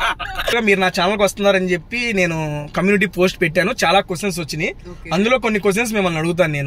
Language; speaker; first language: Telugu; native; Telugu